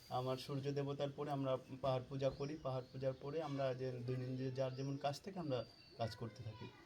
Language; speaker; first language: Bangla; non-native, local second language; Santali